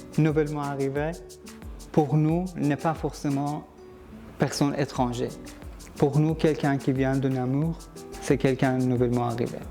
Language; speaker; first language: French; non-native, fluent; Persian